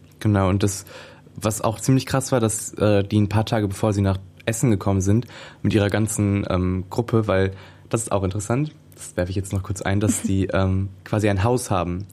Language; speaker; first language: German; native; German